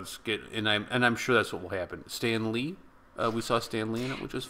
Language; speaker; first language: English; native; English